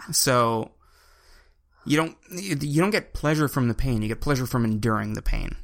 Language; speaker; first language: English; native; English